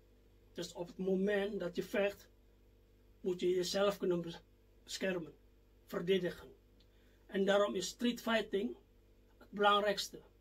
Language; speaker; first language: Dutch; non-native, fluent; Indonesian